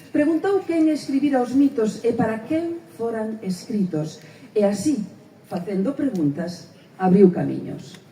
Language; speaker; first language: Galician; early bilingual, heritage; Spanish